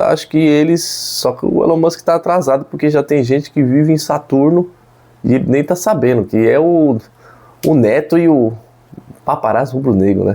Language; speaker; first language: Portuguese; native; Portuguese